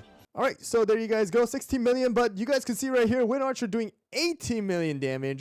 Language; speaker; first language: English; native; English